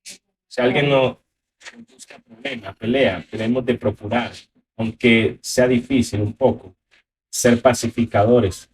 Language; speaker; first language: Spanish; native; Spanish